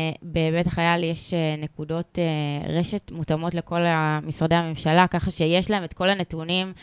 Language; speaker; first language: Hebrew; native; Hebrew